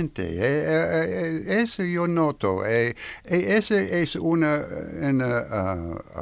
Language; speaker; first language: Spanish; non-native, learner; French